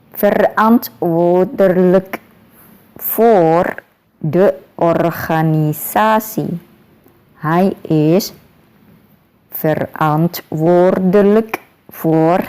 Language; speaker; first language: Dutch; non-native, learner; Thai